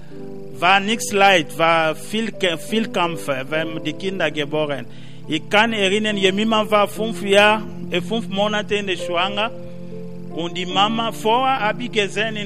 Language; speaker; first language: German; non-native, learner; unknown